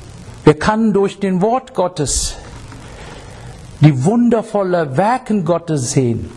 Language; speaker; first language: German; non-native, learner; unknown